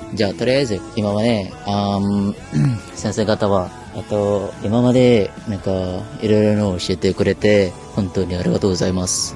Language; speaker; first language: Japanese; non-native, learner; Malay